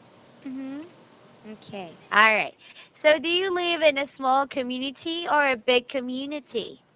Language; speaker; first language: English; non-native, fluent; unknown